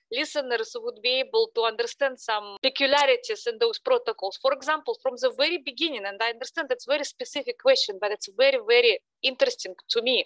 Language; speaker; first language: English; non-native, fluent; Russian